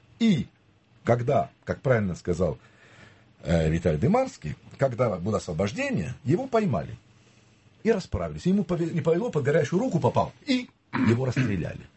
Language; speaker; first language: Russian; non-native, fluent; French